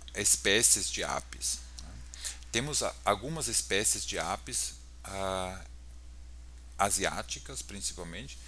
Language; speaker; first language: Portuguese; non-native, fluent; German